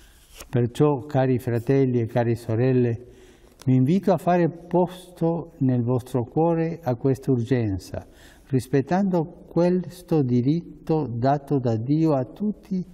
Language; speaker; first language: Italian; non-native, fluent; Spanish